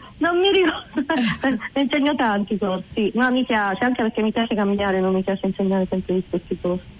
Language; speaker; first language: Italian; native; Italian